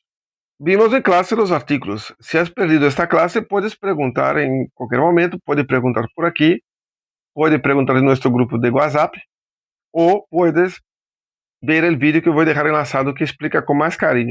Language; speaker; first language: Spanish; non-native, fluent; Portuguese